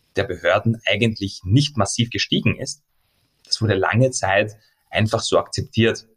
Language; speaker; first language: German; native; German